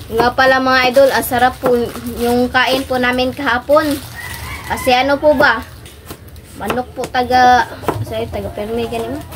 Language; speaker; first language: Filipino; non-native, local second language; Cebuano